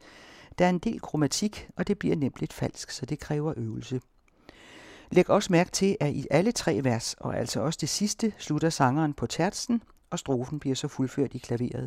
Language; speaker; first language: Danish; native; Danish